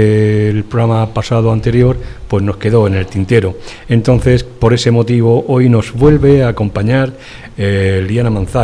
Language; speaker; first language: Spanish; native; Spanish